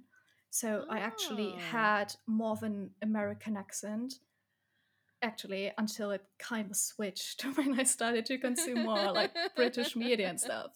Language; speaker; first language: English; non-native, fluent; German